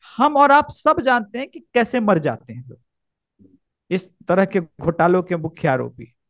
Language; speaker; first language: Hindi; native; Hindi